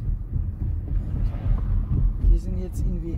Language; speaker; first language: German; non-native, fluent; Turkish